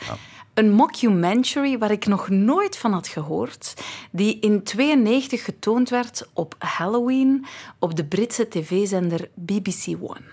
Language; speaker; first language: Dutch; native; Dutch